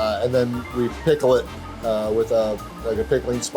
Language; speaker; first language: English; native; English